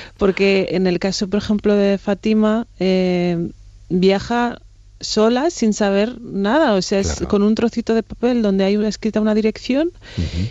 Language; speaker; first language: Spanish; early bilingual, other home language; Riffian